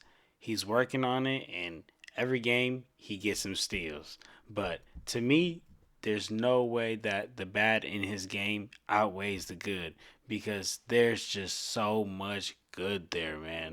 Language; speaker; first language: English; native; English